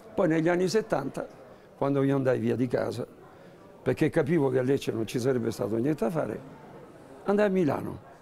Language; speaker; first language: Italian; native; Italian